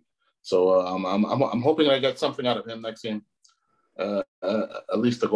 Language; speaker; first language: English; native; English